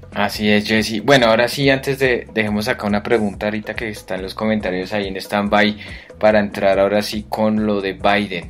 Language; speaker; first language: Spanish; native; Spanish